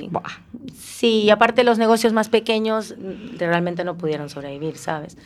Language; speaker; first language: Spanish; native; Spanish